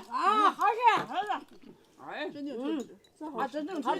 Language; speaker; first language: Chinese; native; Chinese